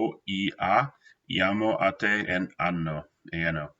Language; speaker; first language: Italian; non-native, fluent; English